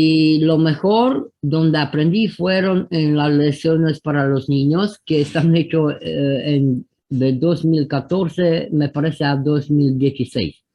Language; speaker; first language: Spanish; non-native, fluent; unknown